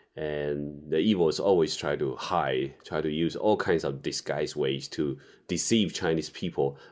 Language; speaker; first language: English; non-native, fluent; Chinese